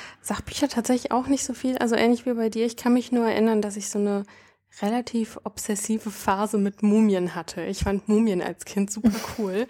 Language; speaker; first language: German; native; German